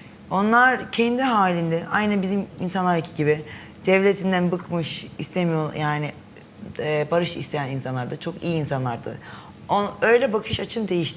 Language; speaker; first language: Turkish; early bilingual, heritage; Turkish